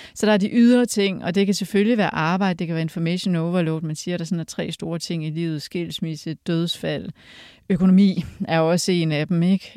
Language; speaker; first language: Danish; early bilingual, other home language; Polish